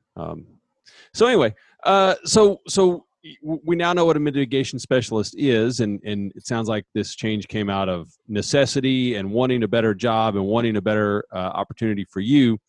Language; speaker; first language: English; native; English